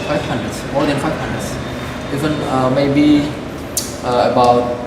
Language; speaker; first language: English; non-native, fluent; Indonesian